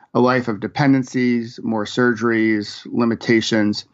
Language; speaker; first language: English; native; English